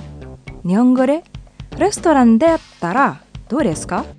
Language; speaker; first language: Japanese; non-native, fluent; Indonesian